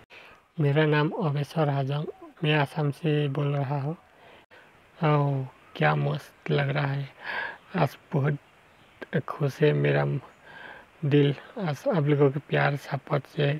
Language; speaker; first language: Hindi; non-native, local second language; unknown